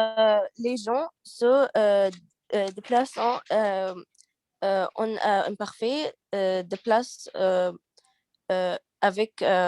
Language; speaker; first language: French; non-native, learner; Arabic